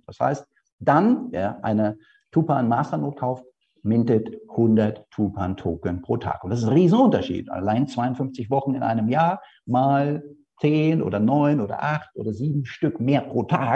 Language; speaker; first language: German; native; German